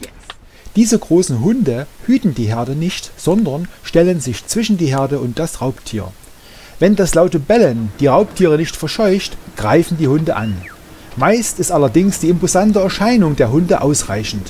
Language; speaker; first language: German; native; German